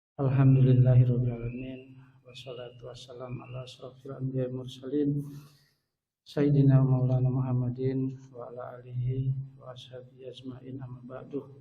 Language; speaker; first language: Indonesian; native; Indonesian